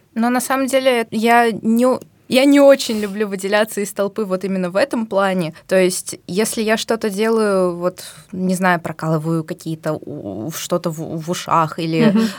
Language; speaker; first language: Russian; native; Russian